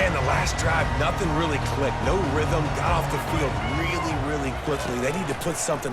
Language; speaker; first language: English; native; English